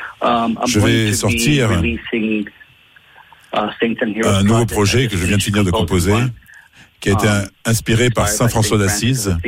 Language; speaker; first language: French; non-native, fluent; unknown